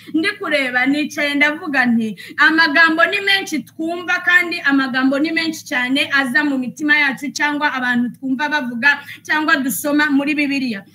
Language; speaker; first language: Kinyarwanda; early bilingual, heritage; Kinyarwanda